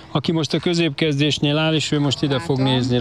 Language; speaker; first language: Hungarian; native; Hungarian